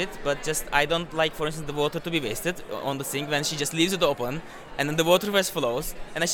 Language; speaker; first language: English; non-native, fluent; Turkish